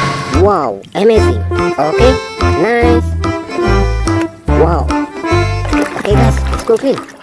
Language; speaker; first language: English; non-native, learner; Indonesian